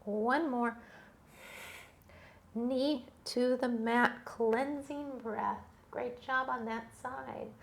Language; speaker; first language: English; native; English